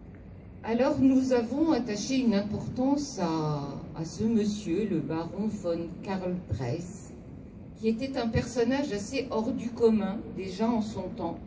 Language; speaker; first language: French; native; French